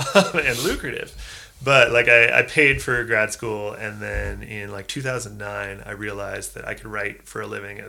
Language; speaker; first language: English; native; English